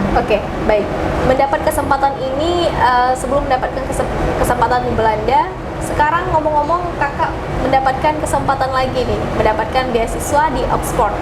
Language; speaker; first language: Indonesian; native; Indonesian